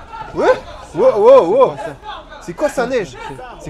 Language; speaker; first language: French; native; French